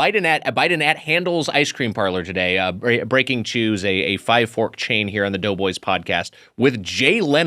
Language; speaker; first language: English; native; English